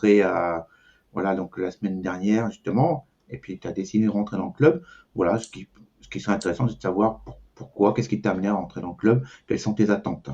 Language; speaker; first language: French; native; French